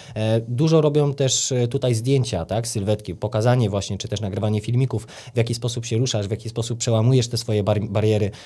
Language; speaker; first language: Polish; native; Polish